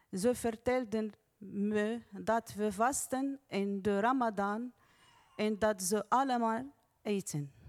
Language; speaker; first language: Dutch; non-native, learner; Arabic